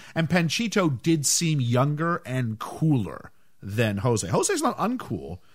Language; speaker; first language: English; native; English